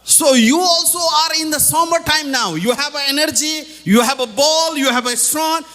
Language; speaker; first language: English; non-native, local second language; Nepali